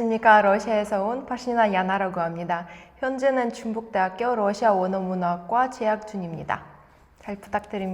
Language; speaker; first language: Korean; non-native, fluent; Russian